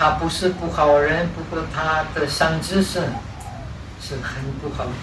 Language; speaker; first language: Chinese; non-native, fluent; Czech